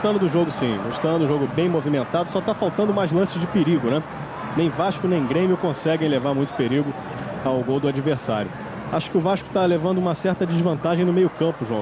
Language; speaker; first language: Portuguese; native; Portuguese